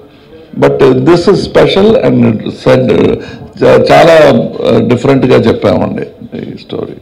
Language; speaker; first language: Telugu; non-native, fluent; Tamil